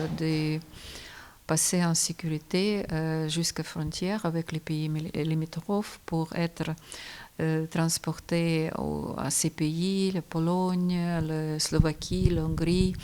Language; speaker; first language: French; non-native, fluent; Ukrainian